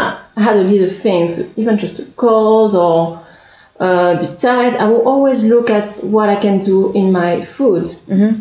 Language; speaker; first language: English; non-native, fluent; French